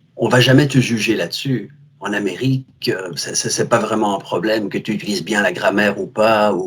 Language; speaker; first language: French; native; French